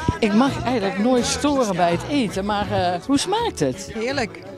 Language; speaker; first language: Dutch; native; Dutch